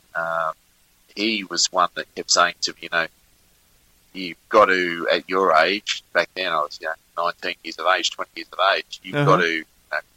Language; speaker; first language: English; native; English